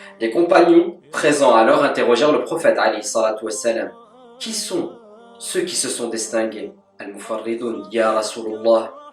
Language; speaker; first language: French; native; French